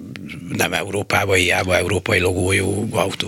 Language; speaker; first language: Hungarian; native; Hungarian